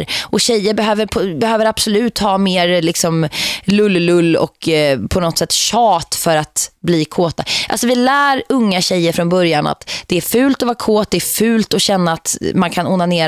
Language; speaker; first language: Swedish; native; Swedish